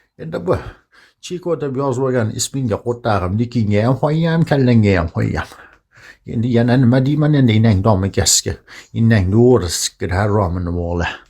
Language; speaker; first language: Uzbek; native; Uzbek